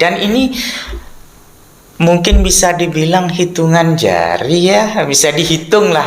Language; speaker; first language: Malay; non-native, local second language; Madurese